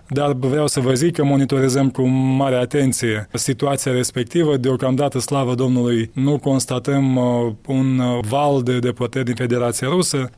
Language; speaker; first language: Romanian; native; Romanian